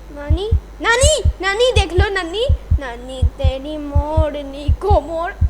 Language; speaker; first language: Urdu; native; Urdu